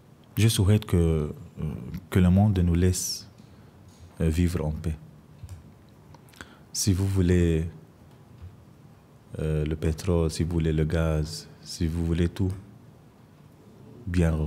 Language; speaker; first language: French; non-native, fluent; Arabic